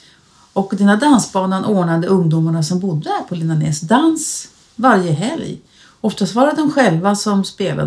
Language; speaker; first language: Swedish; native; Swedish